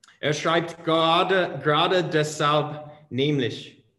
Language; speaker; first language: German; non-native, fluent; English